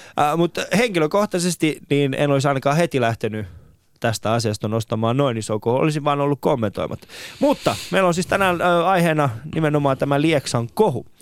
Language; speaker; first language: Finnish; non-native, fluent; Persian